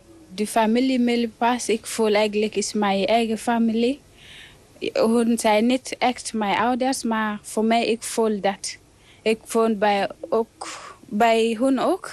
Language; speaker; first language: Dutch; non-native, learner; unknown